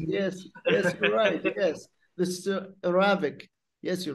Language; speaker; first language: English; non-native, fluent; Arabic